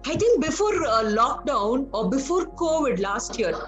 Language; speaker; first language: English; non-native, local second language; Kannada